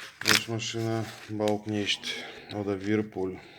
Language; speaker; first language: German; non-native, learner; Russian